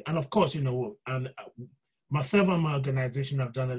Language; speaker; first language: English; non-native, local second language; Yoruba